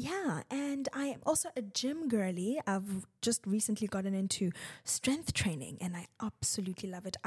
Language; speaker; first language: English; non-native, local second language; Zulu